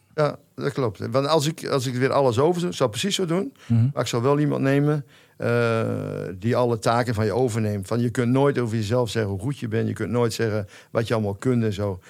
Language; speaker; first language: Dutch; native; Dutch